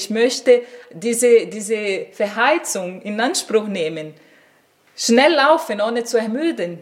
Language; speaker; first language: German; non-native, fluent; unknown